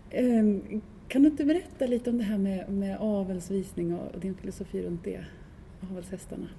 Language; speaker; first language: Swedish; native; Swedish